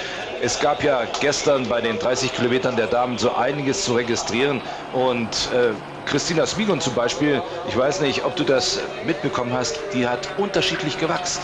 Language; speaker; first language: German; native; German